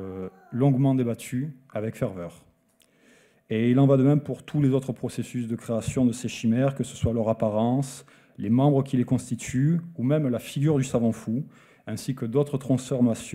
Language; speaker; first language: French; native; French